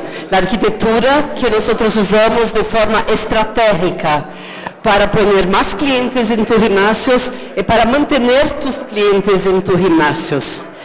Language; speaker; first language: Spanish; non-native, fluent; Portuguese